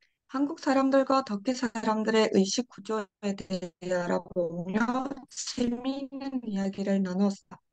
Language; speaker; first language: Korean; non-native, fluent; Turkish